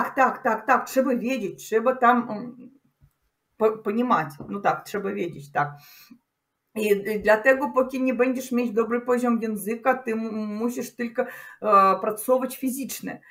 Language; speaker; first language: Polish; non-native, learner; Russian